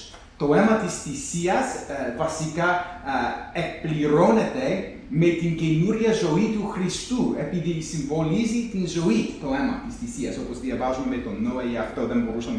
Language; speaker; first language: Greek; non-native, fluent; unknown